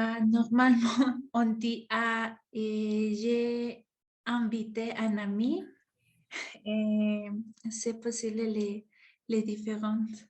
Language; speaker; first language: French; non-native, learner; Spanish